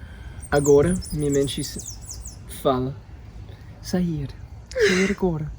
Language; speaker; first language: Portuguese; non-native, learner; English